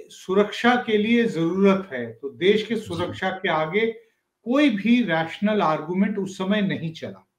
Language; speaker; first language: Hindi; native; Hindi